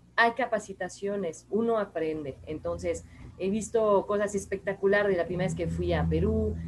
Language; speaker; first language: Spanish; non-native, fluent; French